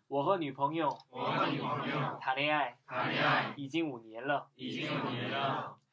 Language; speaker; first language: Chinese; non-native, fluent; Korean